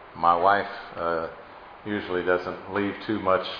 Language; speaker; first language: English; native; English